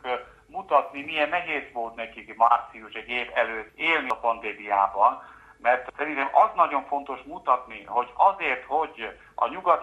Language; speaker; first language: Hungarian; early bilingual, heritage; Hungarian